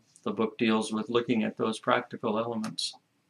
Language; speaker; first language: English; native; English